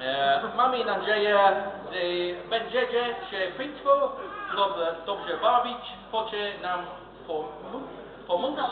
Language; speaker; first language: Polish; non-native, learner; English